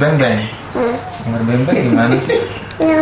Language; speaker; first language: Indonesian; native; Indonesian